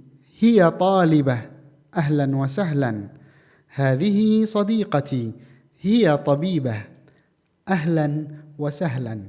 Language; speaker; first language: Arabic; non-native, fluent; Indonesian